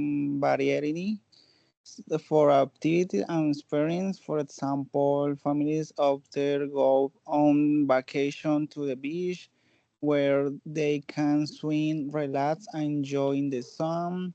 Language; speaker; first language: English; non-native, learner; Spanish